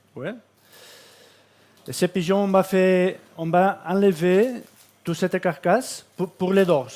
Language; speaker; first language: French; non-native, fluent; Catalan